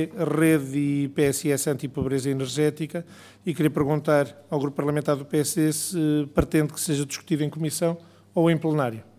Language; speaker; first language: Portuguese; native; Portuguese